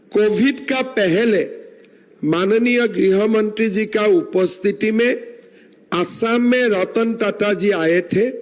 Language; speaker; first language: Hindi; non-native, local second language; Assamese